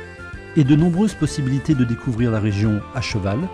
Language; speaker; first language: French; native; French